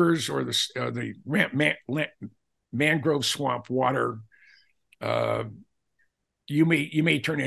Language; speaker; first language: English; native; English